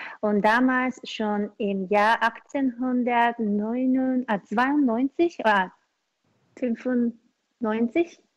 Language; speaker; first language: German; non-native, learner; Korean